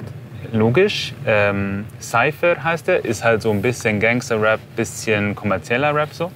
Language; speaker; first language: German; native; German